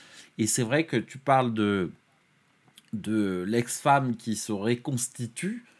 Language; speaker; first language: French; native; French